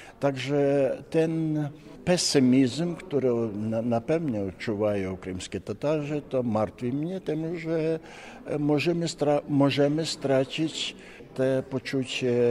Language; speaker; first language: Polish; non-native, learner; Ukrainian